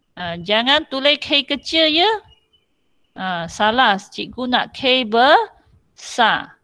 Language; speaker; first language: Malay; non-native, local second language; Chinese